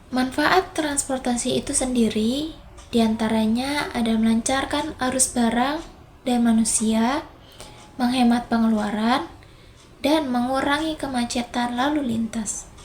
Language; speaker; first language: Indonesian; native; Indonesian